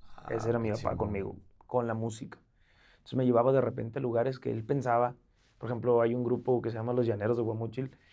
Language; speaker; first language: Spanish; native; Spanish